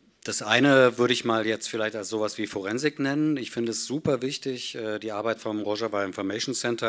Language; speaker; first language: German; native; German